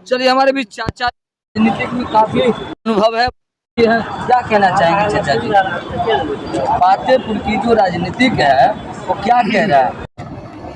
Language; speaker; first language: Hindi; native; Hindi